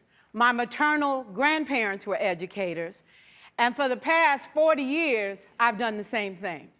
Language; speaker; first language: English; native; English